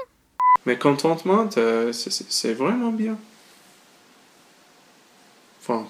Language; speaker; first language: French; non-native, learner; English